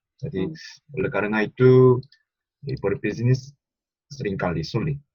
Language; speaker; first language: Indonesian; non-native, fluent; Korean